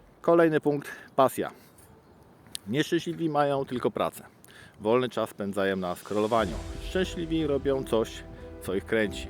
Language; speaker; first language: Polish; native; Polish